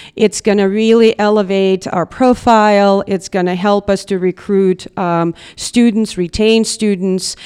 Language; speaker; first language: English; non-native, fluent; Russian